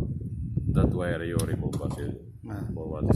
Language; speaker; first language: English; non-native, local second language; Filipino